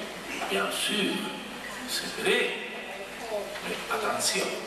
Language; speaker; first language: French; non-native, fluent; Spanish